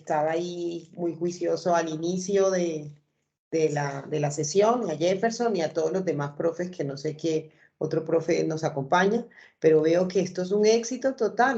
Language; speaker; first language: Spanish; native; Spanish